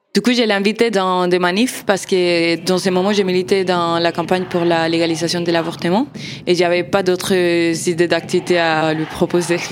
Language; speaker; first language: French; non-native, fluent; Spanish